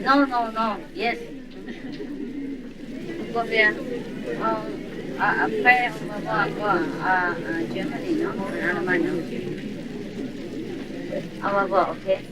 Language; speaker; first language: French; non-native, learner; Vietnamese